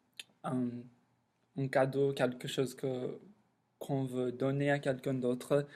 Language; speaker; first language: French; non-native, learner; English